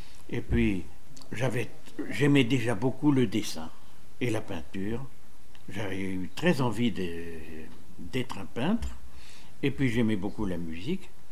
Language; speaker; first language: French; native; French